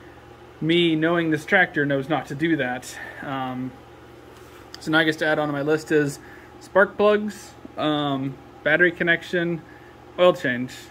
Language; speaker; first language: English; native; English